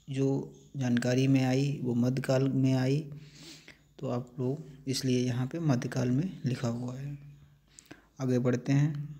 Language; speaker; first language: Hindi; native; Hindi